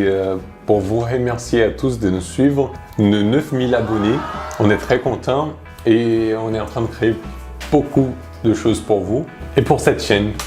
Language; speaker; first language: French; non-native, fluent; Portuguese